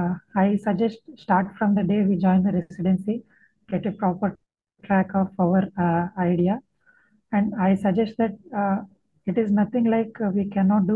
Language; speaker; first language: English; non-native, local second language; Telugu